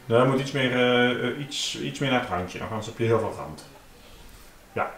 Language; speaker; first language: Dutch; native; Dutch